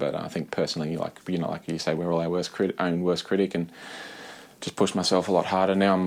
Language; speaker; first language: English; native; English